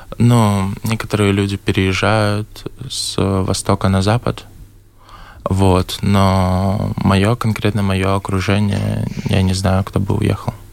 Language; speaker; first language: Russian; native; Russian